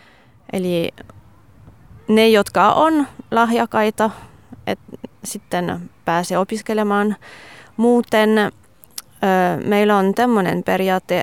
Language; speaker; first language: Finnish; non-native, fluent; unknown